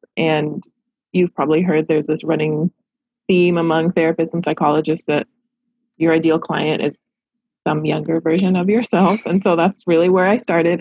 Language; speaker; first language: English; native; English